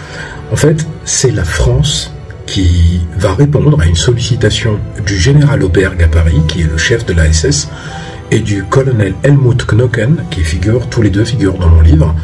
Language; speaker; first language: French; native; French